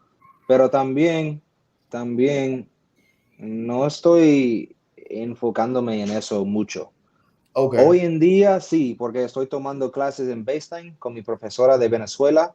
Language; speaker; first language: Spanish; non-native, fluent; English